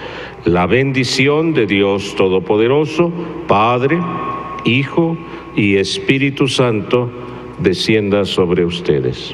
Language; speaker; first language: Spanish; native; Spanish